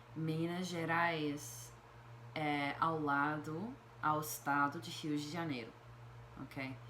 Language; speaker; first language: Portuguese; non-native, fluent; English